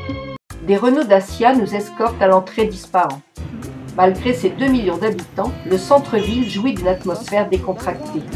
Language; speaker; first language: French; native; French